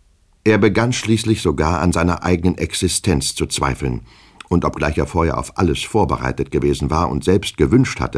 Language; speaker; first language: German; native; German